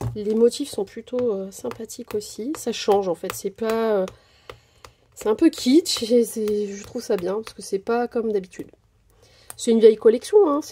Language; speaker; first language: French; native; French